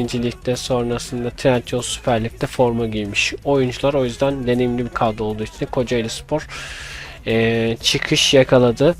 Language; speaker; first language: Turkish; native; Turkish